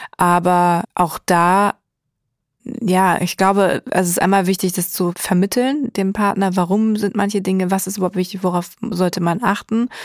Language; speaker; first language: German; native; German